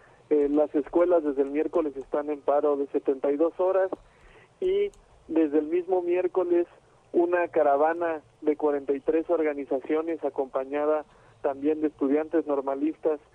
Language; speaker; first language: Spanish; native; Spanish